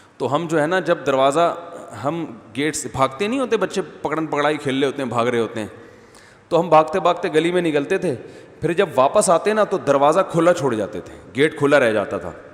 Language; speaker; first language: Urdu; native; Urdu